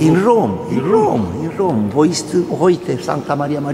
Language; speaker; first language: German; non-native, learner; Italian